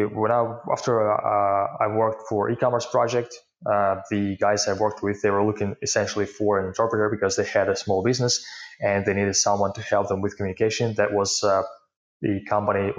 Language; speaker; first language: English; non-native, fluent; Ukrainian